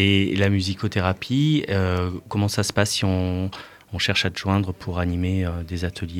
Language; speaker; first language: French; native; French